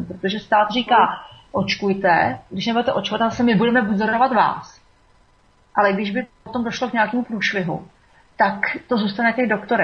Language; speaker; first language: Czech; native; Czech